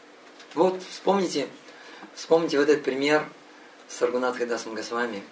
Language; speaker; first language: Russian; native; Russian